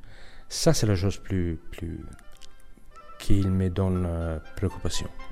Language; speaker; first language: French; non-native, learner; Italian